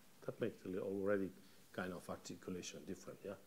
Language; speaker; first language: English; non-native, fluent; Catalan